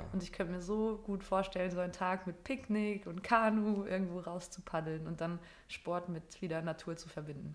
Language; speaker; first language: German; native; German